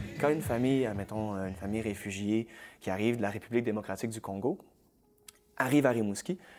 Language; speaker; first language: French; native; French